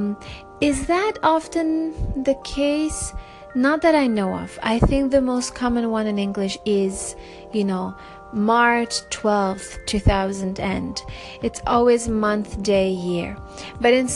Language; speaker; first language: English; non-native, fluent; French